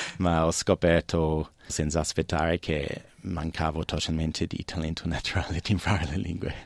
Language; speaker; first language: Italian; non-native, fluent; English